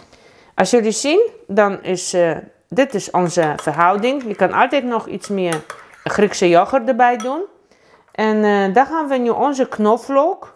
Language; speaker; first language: Dutch; non-native, fluent; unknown